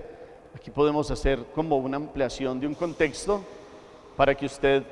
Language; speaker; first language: Spanish; native; Spanish